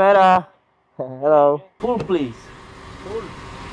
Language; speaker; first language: English; non-native, learner; Czech